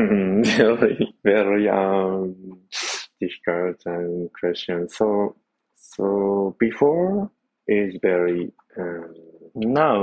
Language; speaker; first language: English; non-native, learner; Japanese